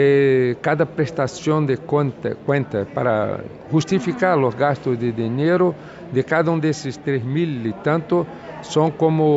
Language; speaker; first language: Spanish; non-native, fluent; Portuguese